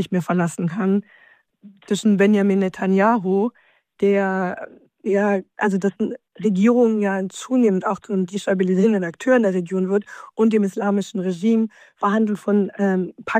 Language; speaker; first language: German; native; German